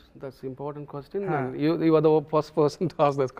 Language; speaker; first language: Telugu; non-native, learner; Tamil